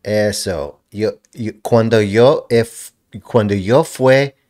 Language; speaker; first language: Spanish; non-native, learner; English